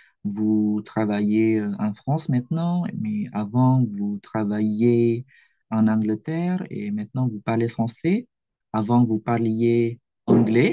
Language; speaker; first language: French; non-native, fluent; Indonesian